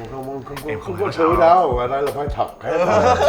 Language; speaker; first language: Vietnamese; early bilingual, heritage; Vietnamese